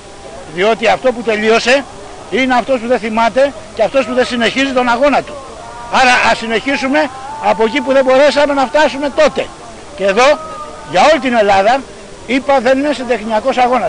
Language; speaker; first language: Greek; native; Greek